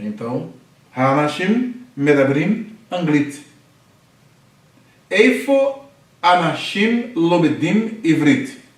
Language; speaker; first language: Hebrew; non-native, fluent; Portuguese